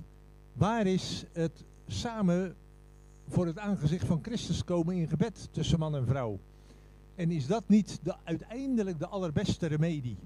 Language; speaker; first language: Dutch; native; Dutch